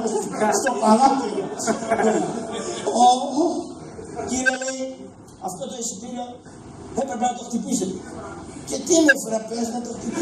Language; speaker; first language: Greek; native; Greek